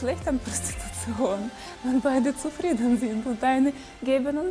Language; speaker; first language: German; non-native, fluent; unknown